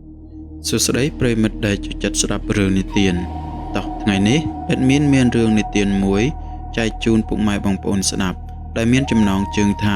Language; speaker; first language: Khmer; native; Khmer